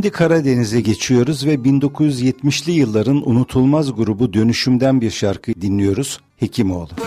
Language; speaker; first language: Turkish; native; Turkish